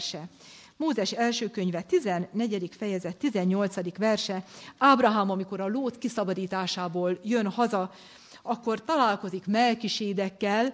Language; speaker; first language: Hungarian; native; Hungarian